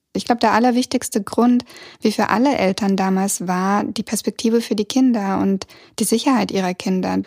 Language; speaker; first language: German; early bilingual, other home language; Russian